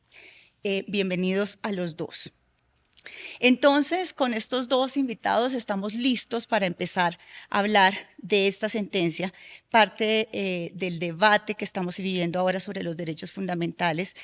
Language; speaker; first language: Spanish; native; Spanish